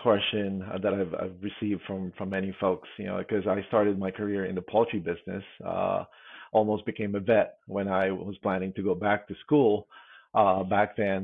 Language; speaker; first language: English; non-native, local second language; Filipino